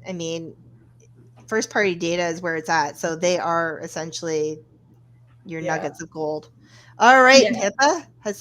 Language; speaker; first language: English; native; English